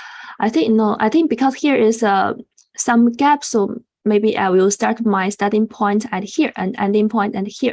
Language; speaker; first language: English; non-native, fluent; Chinese